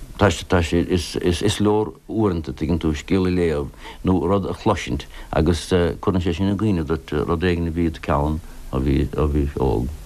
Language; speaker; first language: Irish; non-native, local second language; English